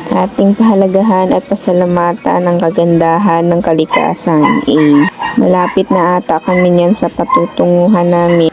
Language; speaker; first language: Filipino; non-native, local second language; Hiligaynon